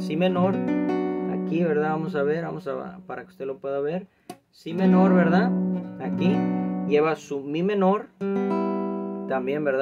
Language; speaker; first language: Spanish; native; Spanish